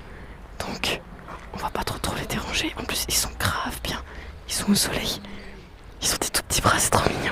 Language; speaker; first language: French; native; French